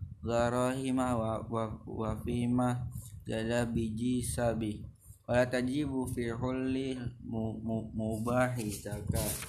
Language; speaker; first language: Arabic; non-native, learner; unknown